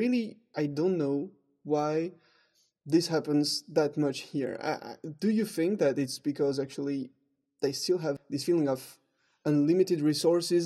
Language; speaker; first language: English; non-native, fluent; French